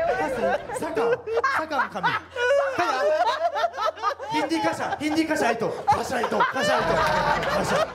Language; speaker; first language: Filipino; non-native, learner; Japanese